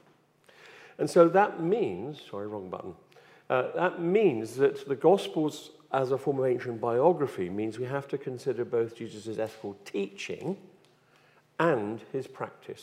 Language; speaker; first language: English; native; English